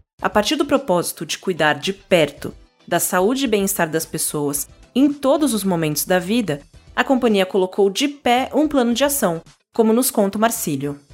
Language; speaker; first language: Portuguese; native; Portuguese